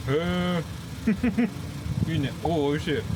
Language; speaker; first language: Japanese; early bilingual, heritage; Japanese